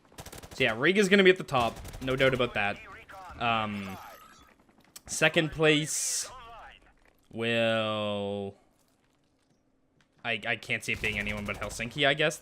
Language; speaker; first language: English; native; English